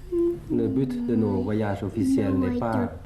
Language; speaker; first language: French; early bilingual, other home language; Thai